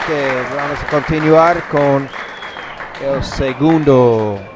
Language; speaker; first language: Spanish; non-native, learner; English